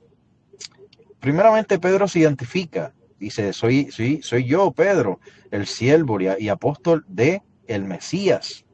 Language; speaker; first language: Spanish; native; Spanish